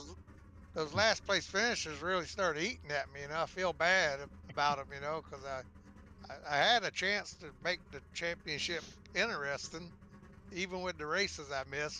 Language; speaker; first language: English; native; English